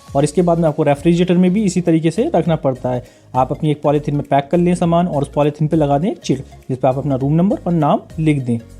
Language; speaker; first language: Hindi; native; Hindi